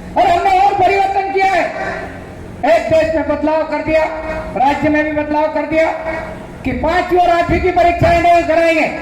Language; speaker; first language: Hindi; native; Hindi